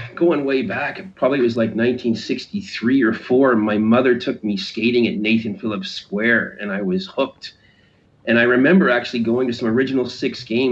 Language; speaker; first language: English; native; English